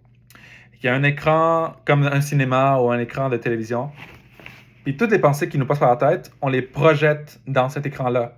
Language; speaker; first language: French; native; French